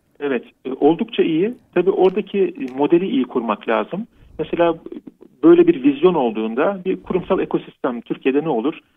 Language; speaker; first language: Turkish; native; Turkish